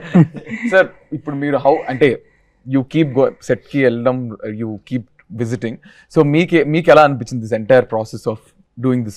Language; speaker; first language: Telugu; native; Telugu